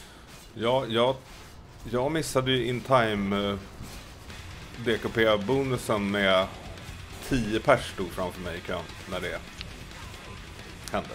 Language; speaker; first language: Swedish; native; Swedish